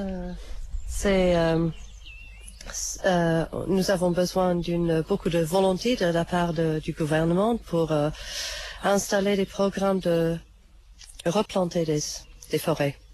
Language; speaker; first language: French; non-native, fluent; English